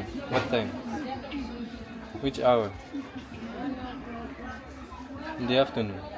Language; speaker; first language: English; non-native, learner; French